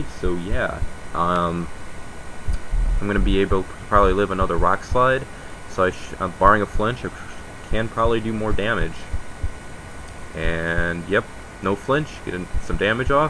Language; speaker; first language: English; native; English